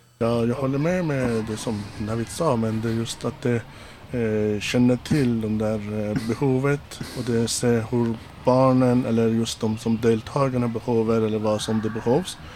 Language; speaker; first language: Swedish; non-native, fluent; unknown